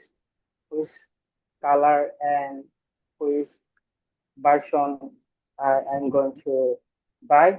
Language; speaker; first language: English; non-native, learner; Bangla